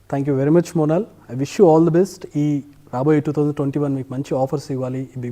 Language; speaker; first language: Telugu; native; Telugu